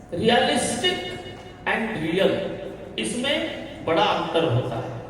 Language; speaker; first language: Hindi; non-native, local second language; Kannada